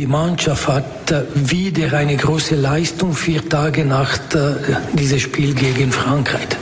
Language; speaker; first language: German; non-native, fluent; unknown